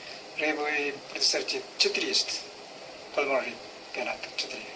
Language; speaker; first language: Russian; non-native, learner; Korean